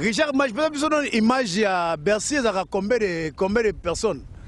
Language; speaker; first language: French; non-native, local second language; Lingala